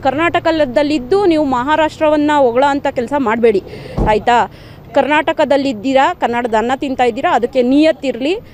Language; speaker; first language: Kannada; non-native, local second language; Marathi